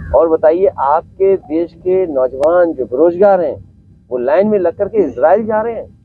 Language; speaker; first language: Hindi; native; Hindi